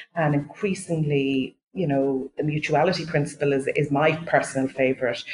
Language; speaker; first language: English; native; English